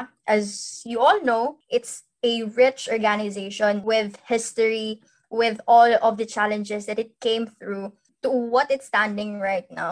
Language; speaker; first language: English; non-native, local second language; Hiligaynon